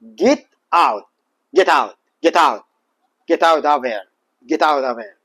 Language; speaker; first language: English; non-native, fluent; Arabic